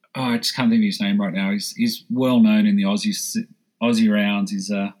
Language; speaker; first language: English; native; English